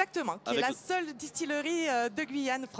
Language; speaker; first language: French; native; French